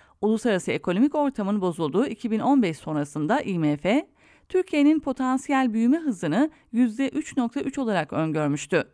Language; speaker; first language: Turkish; native; Turkish